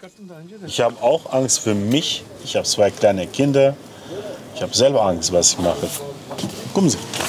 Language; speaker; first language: German; non-native, learner; Turkish